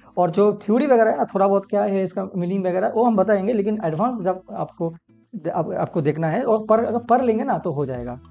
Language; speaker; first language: Hindi; non-native, local second language; Bangla